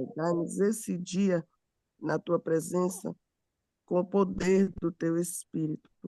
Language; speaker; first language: Portuguese; native; Portuguese